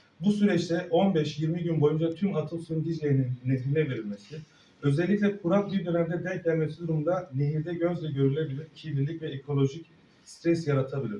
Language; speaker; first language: Turkish; native; Turkish